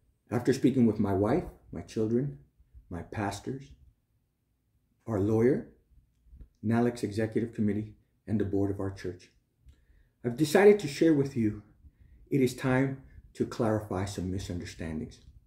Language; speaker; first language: English; early bilingual, other home language; Spanish